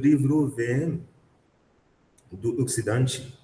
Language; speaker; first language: Portuguese; non-native, learner; Haitian Creole